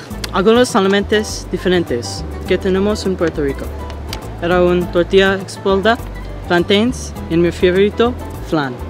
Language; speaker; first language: Spanish; non-native, learner; English